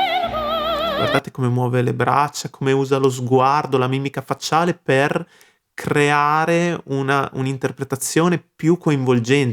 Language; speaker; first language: Italian; native; Italian